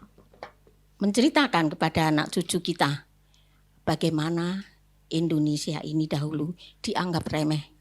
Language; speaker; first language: Indonesian; native; Indonesian